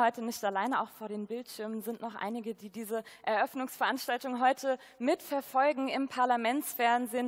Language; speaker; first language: German; native; German